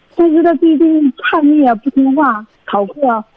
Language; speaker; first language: Chinese; native; Chinese